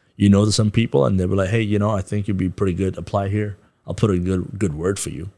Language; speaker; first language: English; non-native, local second language; Tibetan